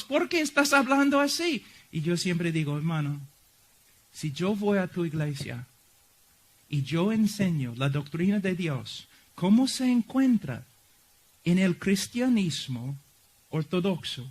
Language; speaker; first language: Spanish; non-native, fluent; English